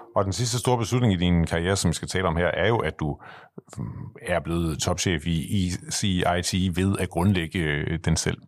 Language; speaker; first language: Danish; native; Danish